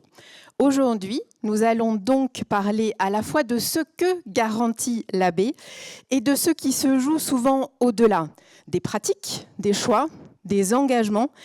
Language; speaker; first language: French; native; French